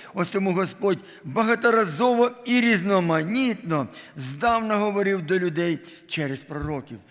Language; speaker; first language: Ukrainian; non-native, local second language; Russian